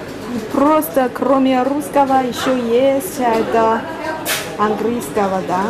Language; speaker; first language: Russian; non-native, learner; Chinese